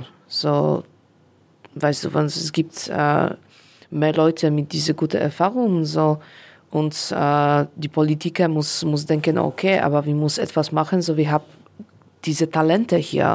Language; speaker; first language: German; non-native, learner; Polish